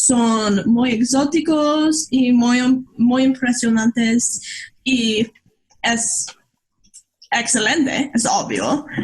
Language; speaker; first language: Spanish; non-native, learner; English